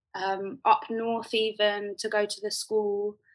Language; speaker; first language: English; native; English